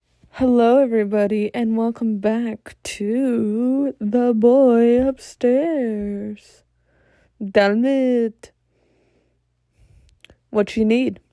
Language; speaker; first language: English; native; English